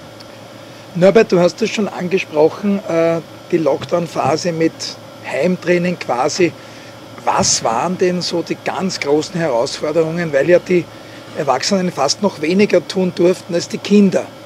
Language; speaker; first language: German; native; German